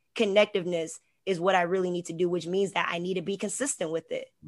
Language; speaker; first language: English; native; English